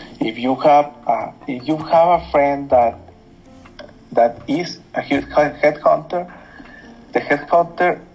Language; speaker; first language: English; non-native, learner; Spanish